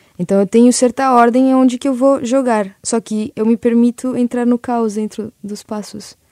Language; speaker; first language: Portuguese; early bilingual, other home language; Spanish